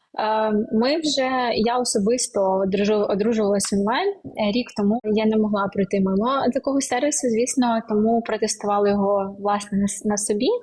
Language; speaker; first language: Ukrainian; native; Ukrainian